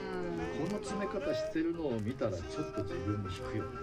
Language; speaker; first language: Japanese; native; Japanese